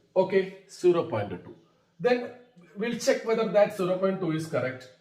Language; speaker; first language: English; non-native, local second language; Malayalam